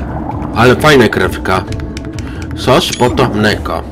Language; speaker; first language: Polish; non-native, learner; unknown